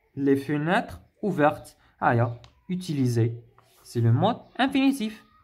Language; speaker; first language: French; non-native, local second language; Arabic